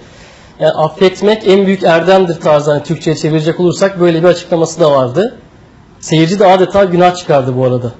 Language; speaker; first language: Turkish; native; Turkish